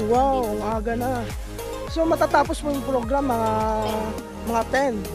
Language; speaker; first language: Filipino; native; Filipino